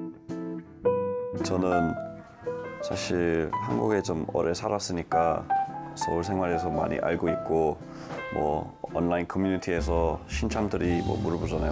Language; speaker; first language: Korean; non-native, fluent; English